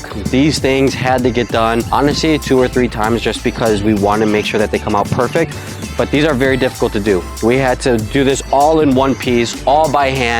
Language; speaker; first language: English; native; English